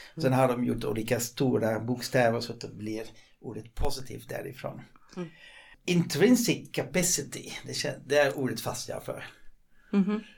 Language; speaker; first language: Swedish; non-native, fluent; Dutch